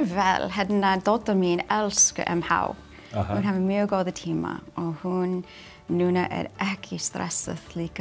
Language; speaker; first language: Icelandic; non-native, learner; English